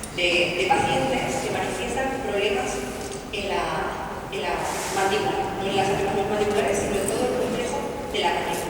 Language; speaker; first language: Spanish; native; Spanish